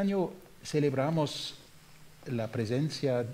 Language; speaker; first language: Spanish; non-native, fluent; German